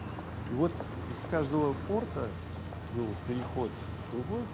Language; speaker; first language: Russian; native; Russian